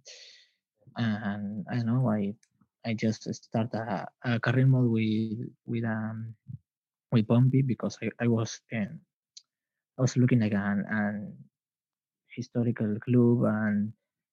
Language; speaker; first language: English; non-native, learner; Spanish